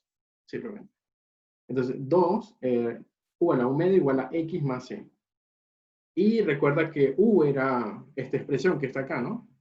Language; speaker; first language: Spanish; native; Spanish